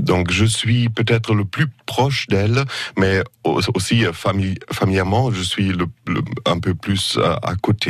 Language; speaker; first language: French; non-native, fluent; German